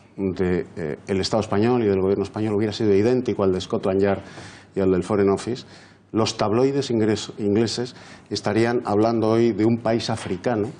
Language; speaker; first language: Spanish; native; Spanish